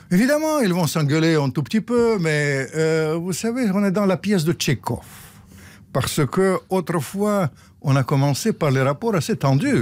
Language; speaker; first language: French; non-native, fluent; Russian